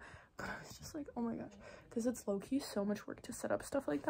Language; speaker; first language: English; native; English